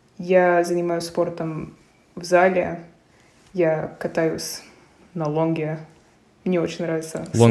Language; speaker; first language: Russian; non-native, learner; English